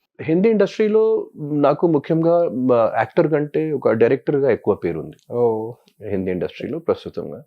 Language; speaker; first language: Telugu; non-native, local second language; Hindi